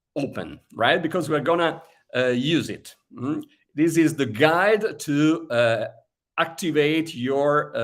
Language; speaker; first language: English; non-native, fluent; Italian